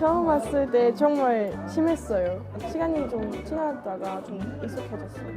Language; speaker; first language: Korean; non-native, learner; German